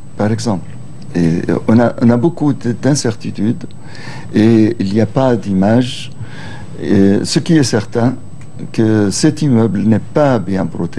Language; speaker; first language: French; non-native, local second language; Arabic